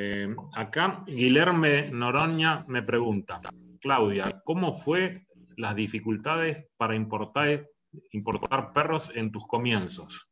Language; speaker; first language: Spanish; native; Spanish